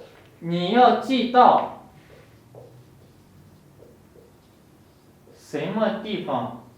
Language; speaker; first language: Chinese; non-native, fluent; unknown